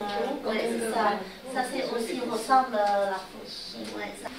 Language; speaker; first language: French; non-native, learner; Chinese